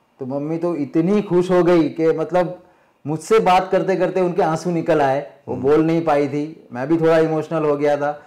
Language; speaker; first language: Hindi; non-native, local second language; Marathi